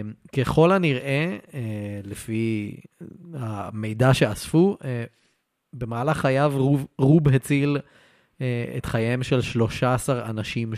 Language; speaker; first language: Hebrew; native; Hebrew